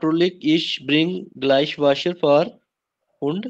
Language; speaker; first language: German; non-native, learner; Hindi